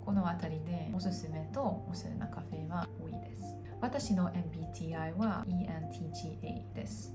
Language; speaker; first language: Japanese; non-native, fluent; Hungarian